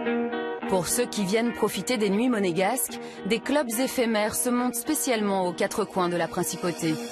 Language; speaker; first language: French; native; French